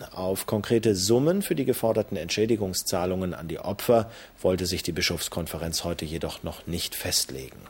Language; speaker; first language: German; native; German